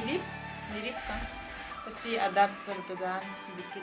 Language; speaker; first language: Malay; non-native, learner; Russian